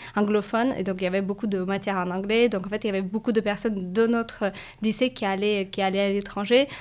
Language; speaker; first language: French; non-native, fluent; Latvian